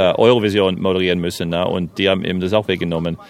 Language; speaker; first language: German; non-native, fluent; English